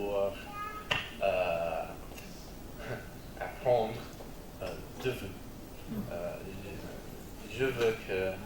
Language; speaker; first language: French; non-native, learner; English